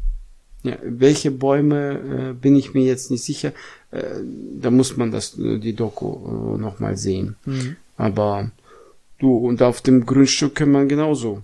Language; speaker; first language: German; non-native, fluent; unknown